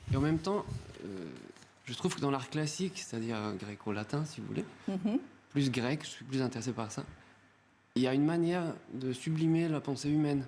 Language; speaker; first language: French; non-native, fluent; Spanish